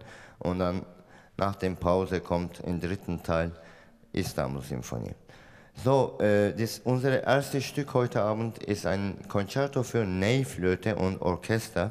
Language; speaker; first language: German; non-native, fluent; Turkish